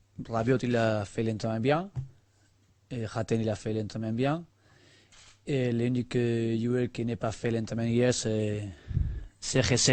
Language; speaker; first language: French; non-native, learner; Spanish